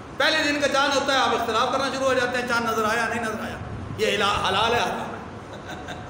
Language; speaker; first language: Urdu; non-native, local second language; Northern Hindko